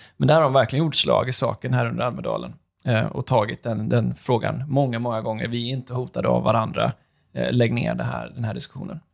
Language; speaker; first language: Swedish; native; Swedish